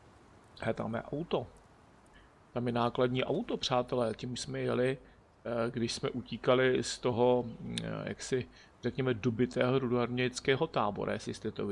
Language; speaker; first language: Czech; native; Czech